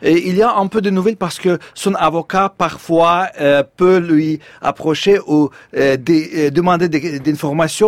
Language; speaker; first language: French; non-native, fluent; Russian